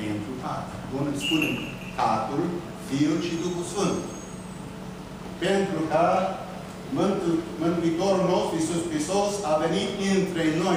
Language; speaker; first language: Romanian; early bilingual, heritage; Romanian